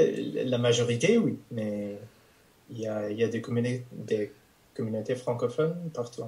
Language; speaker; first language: French; non-native, fluent; English